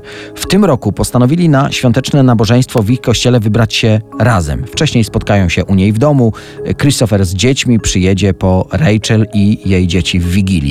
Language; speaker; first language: Polish; native; Polish